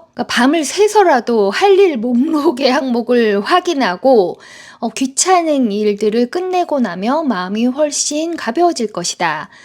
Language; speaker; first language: Korean; native; Korean